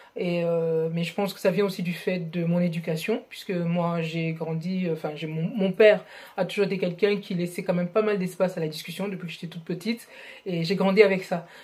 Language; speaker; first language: French; non-native, local second language; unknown